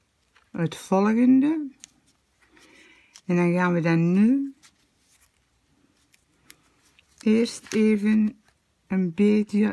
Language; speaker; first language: Dutch; native; Dutch